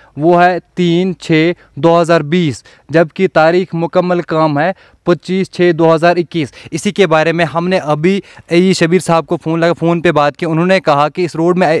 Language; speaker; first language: Hindi; non-native, local second language; Kashmiri